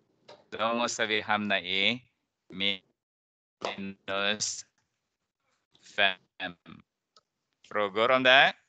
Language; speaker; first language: Swedish; non-native, fluent; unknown